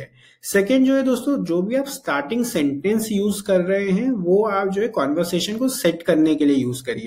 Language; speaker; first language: Hindi; native; Hindi